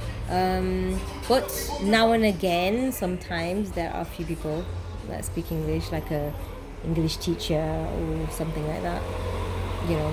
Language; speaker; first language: English; native; English